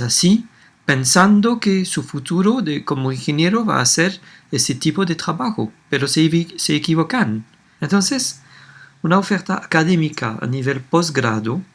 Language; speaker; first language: Spanish; non-native, fluent; French